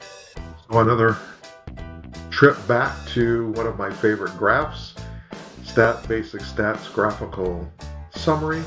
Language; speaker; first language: English; native; English